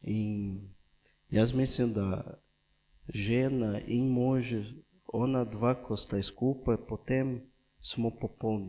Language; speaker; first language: Slovenian; non-native, fluent; Portuguese